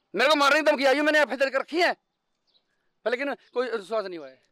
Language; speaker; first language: Hindi; native; Hindi